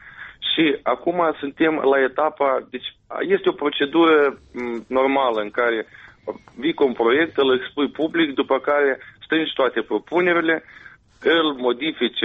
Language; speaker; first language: Romanian; native; Romanian